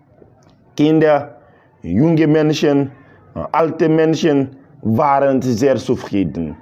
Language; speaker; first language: German; non-native, learner; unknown